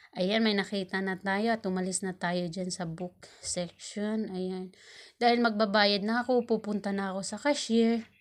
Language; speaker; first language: Filipino; native; Filipino